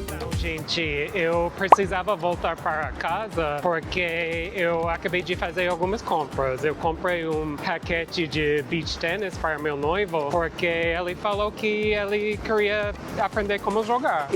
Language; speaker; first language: Portuguese; non-native, fluent; English